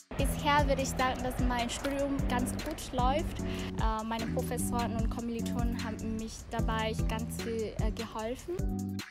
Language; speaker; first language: German; non-native, fluent; Vietnamese